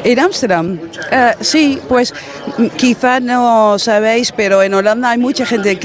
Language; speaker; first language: Spanish; non-native, fluent; Dutch